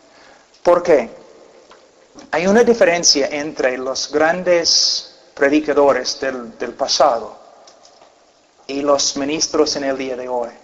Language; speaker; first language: Spanish; non-native, fluent; English